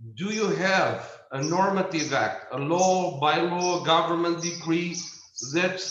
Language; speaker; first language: English; non-native, fluent; Albanian